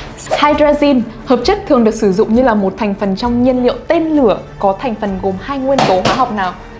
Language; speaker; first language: Vietnamese; native; Vietnamese